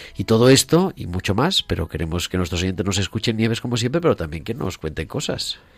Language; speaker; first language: Spanish; native; Spanish